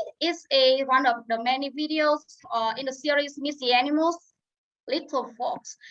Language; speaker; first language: English; non-native, fluent; Vietnamese